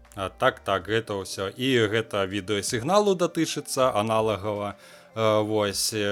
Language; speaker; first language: Belarusian; non-native, local second language; Russian